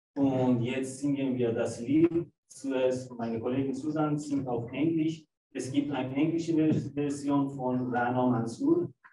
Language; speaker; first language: German; non-native, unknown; Persian